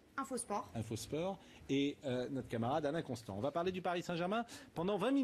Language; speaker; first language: French; native; French